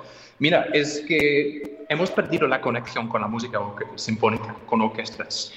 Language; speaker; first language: Spanish; non-native, fluent; English